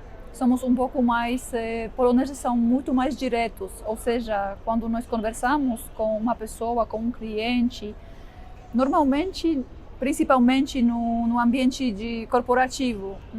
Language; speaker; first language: Portuguese; non-native, fluent; Polish